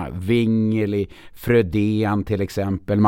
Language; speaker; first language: Swedish; native; Swedish